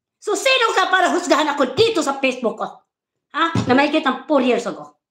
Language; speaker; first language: Filipino; native; Filipino